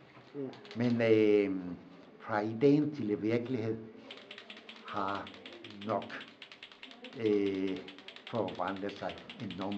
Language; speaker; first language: Danish; non-native, fluent; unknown